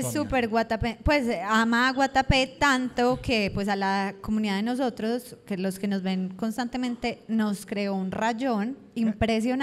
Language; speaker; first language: Spanish; native; Spanish